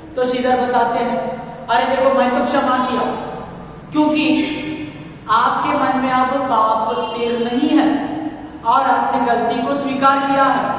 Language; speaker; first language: Hindi; non-native, local second language; Kannada